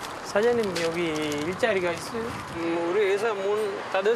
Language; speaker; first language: Korean; non-native, learner; Sinhala